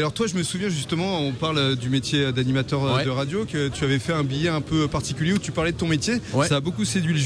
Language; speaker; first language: French; native; French